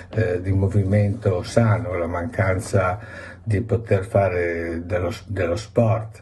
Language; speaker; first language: Italian; native; Italian